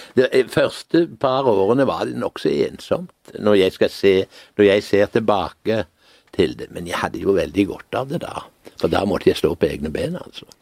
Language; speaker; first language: Norwegian; native; Norwegian